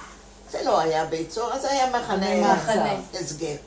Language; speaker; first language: Hebrew; non-native, fluent; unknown